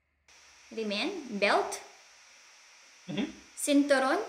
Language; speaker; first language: Russian; non-native, learner; Filipino